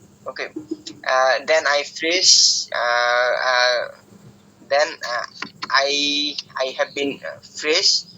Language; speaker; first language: English; non-native, learner; Bangla